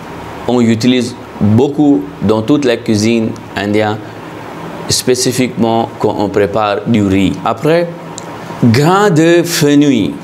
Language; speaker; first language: French; non-native, fluent; Hindi